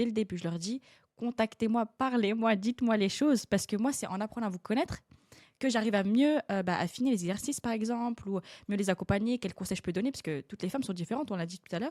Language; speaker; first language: French; native; French